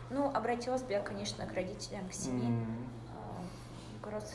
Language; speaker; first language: Russian; native; Russian